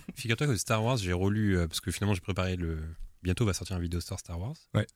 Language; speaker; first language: French; native; French